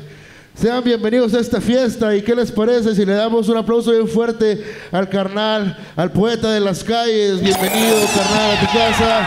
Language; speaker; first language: Spanish; native; Spanish